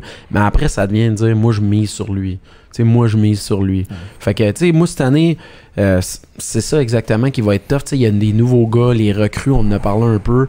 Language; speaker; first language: French; native; French